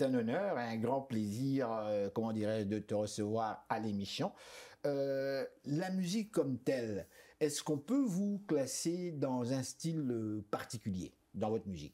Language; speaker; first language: French; non-native, local second language; Lingala